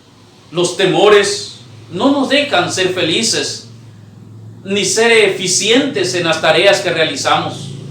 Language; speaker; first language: Spanish; native; Spanish